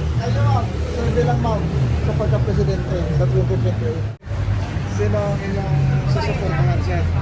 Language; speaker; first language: Filipino; native; Filipino